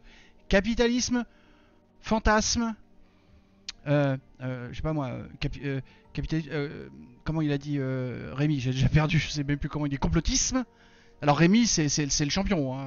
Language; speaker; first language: French; native; French